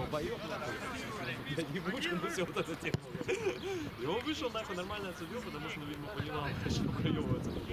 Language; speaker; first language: Russian; native; Russian